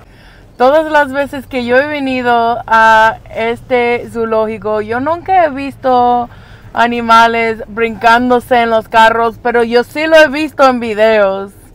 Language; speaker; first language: Spanish; early bilingual, heritage; English